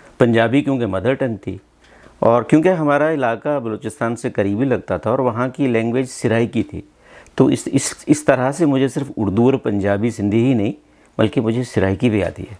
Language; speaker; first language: Hindi; non-native, local second language; Punjabi